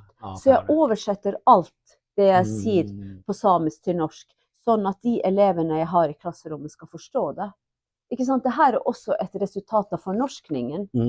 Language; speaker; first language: Norwegian; non-native, local second language; Northern Sami